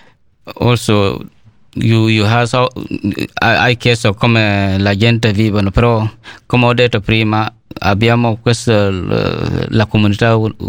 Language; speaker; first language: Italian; non-native, learner; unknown